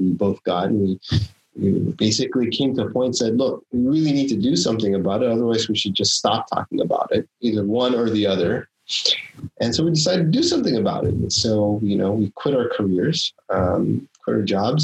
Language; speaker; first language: English; non-native, local second language; Korean